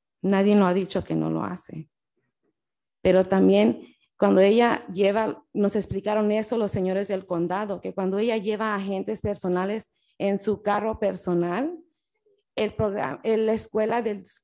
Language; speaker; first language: Spanish; early bilingual, heritage; Spanish